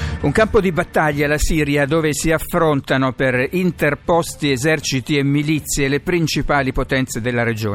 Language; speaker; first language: Italian; native; Italian